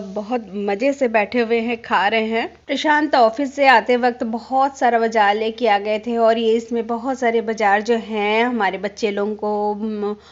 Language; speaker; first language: Hindi; non-native, local second language; Bangla